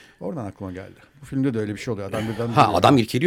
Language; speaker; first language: Turkish; native; Turkish